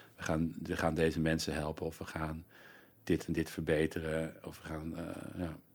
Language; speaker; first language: Dutch; native; Dutch